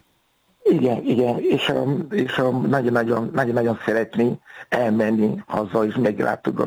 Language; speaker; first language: Hungarian; non-native, fluent; Yoruba